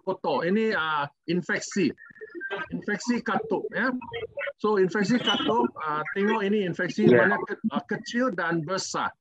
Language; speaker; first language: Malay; non-native, learner; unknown